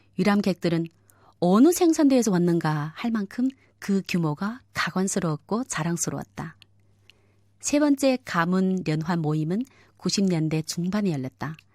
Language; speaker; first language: Korean; native; Korean